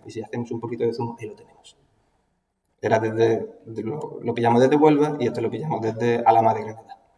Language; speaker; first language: Spanish; native; Spanish